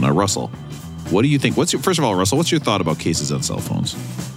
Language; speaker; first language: English; native; English